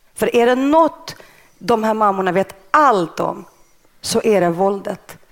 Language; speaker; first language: Swedish; early bilingual, other home language; Greek